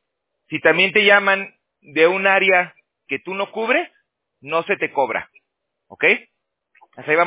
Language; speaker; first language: Spanish; native; Spanish